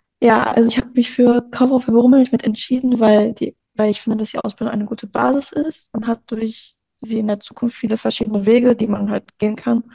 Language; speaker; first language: German; native; German